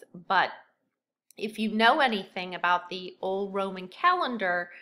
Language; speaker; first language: English; native; English